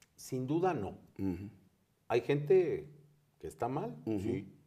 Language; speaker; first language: Spanish; native; Spanish